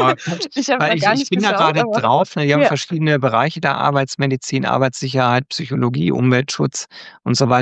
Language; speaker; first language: German; native; German